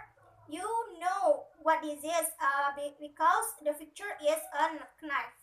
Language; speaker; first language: English; non-native, learner; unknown